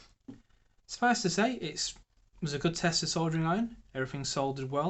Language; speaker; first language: English; native; English